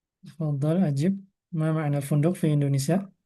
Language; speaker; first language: Arabic; non-native, fluent; Indonesian